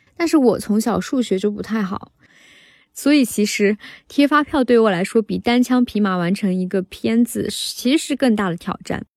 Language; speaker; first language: Chinese; native; Chinese